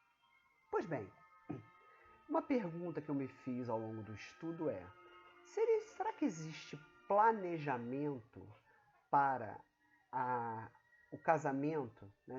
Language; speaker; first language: Portuguese; native; Portuguese